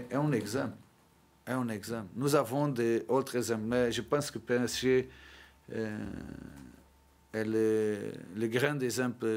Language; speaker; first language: French; non-native, learner; Portuguese